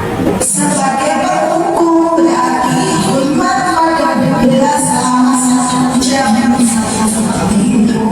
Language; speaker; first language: Indonesian; native; Indonesian